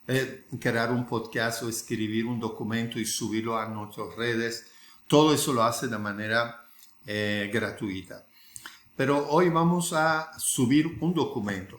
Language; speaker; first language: Spanish; non-native, fluent; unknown